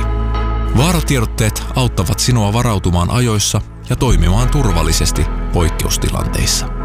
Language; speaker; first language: Finnish; native; Finnish